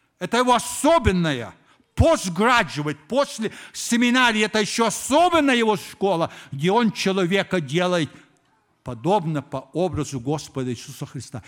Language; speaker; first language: Russian; early bilingual, heritage; Russian